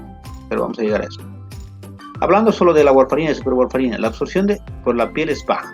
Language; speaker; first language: Spanish; native; Spanish